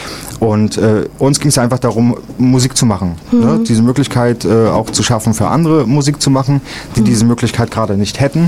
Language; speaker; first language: German; native; German